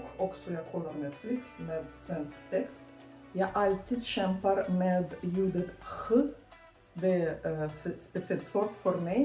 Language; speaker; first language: Swedish; non-native, fluent; Russian